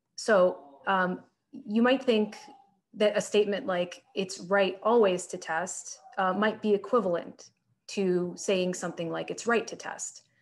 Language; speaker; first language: English; native; English